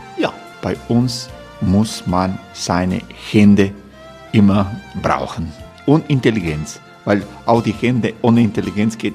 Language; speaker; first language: German; non-native, fluent; Croatian